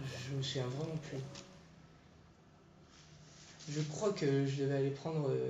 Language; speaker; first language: French; native; French